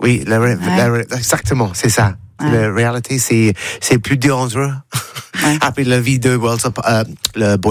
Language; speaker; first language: French; non-native, learner; English